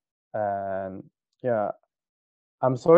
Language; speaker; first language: English; non-native, local second language; Cantonese